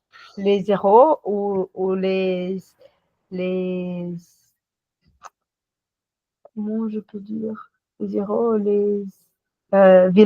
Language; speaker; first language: French; non-native, learner; Portuguese